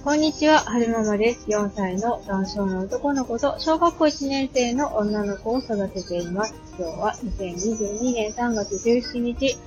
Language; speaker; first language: Japanese; native; Japanese